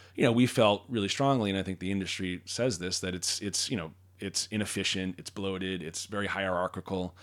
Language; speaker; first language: English; native; English